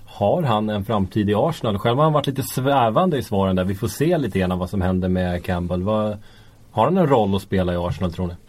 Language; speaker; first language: Swedish; native; Swedish